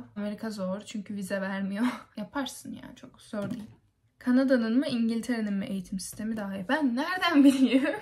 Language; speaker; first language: Turkish; native; Turkish